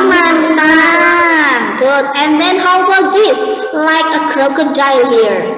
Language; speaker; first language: English; non-native, learner; Indonesian